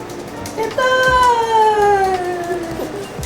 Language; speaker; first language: Japanese; native; Japanese